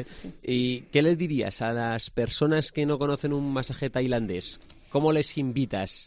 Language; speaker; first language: Spanish; native; Spanish